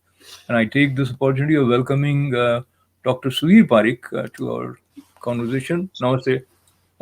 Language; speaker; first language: English; non-native, local second language; Hindi